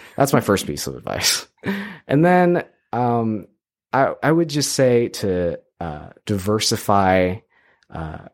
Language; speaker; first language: English; native; English